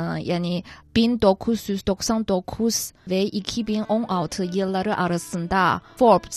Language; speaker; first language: Turkish; non-native, fluent; Chinese